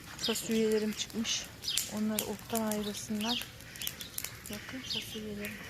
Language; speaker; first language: Turkish; native; Turkish